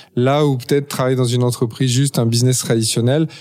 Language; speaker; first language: French; native; French